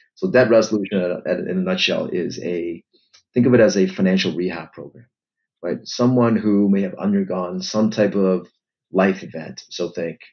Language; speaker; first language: English; native; English